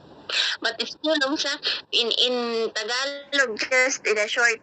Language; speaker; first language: English; non-native, local second language; Filipino